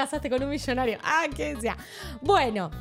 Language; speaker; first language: Spanish; native; Spanish